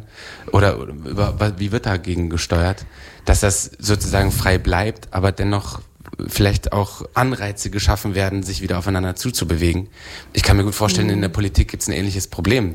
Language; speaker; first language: German; native; German